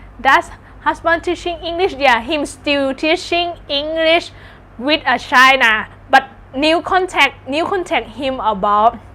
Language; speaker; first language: English; non-native, learner; Thai